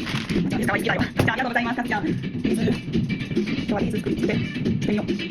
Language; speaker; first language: Japanese; non-native, learner; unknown